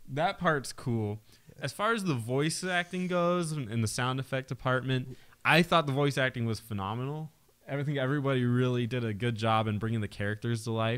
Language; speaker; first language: English; native; English